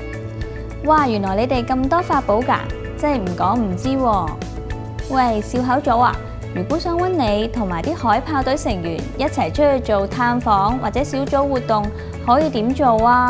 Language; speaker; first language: Cantonese; native; Cantonese